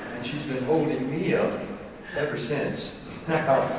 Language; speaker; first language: English; native; English